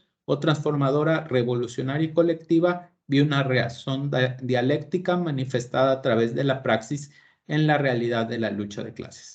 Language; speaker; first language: Spanish; native; Spanish